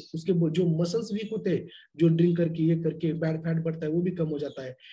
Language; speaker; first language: Hindi; non-native, local second language; Marathi